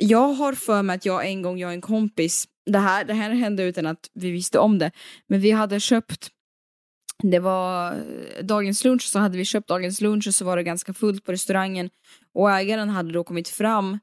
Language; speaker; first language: Swedish; native; Swedish